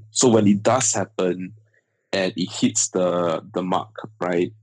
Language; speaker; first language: English; native; English